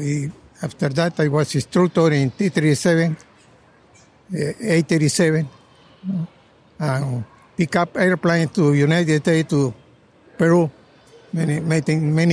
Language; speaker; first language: English; non-native, learner; Spanish